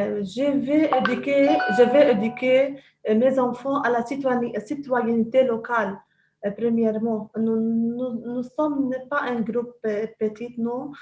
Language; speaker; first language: French; non-native, local second language; Arabic